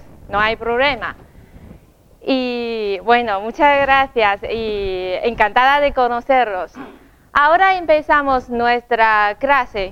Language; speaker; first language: Spanish; non-native, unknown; Chinese